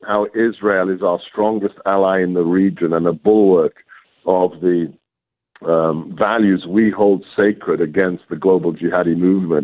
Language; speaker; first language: English; native; English